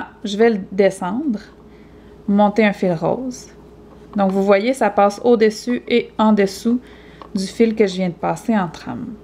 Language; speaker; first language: French; native; French